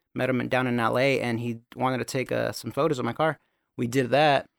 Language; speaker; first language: English; native; English